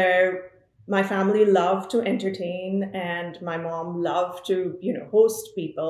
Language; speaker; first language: English; non-native, local second language; Punjabi